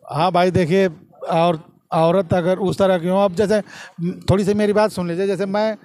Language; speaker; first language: Hindi; native; Hindi